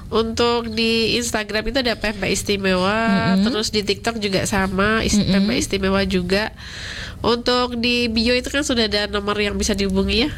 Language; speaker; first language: Indonesian; non-native, local second language; Javanese